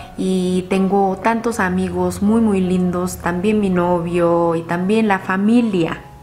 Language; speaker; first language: Spanish; non-native, fluent; Korean